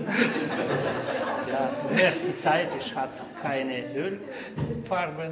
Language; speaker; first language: German; non-native, learner; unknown